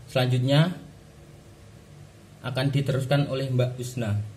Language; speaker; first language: Indonesian; native; Indonesian